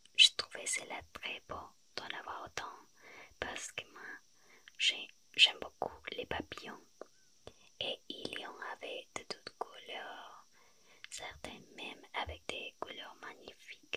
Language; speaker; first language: French; non-native, fluent; Spanish